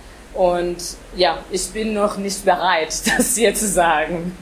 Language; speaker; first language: German; non-native, fluent; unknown